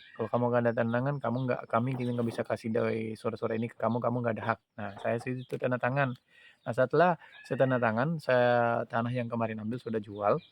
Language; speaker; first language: Indonesian; non-native, fluent; Urdu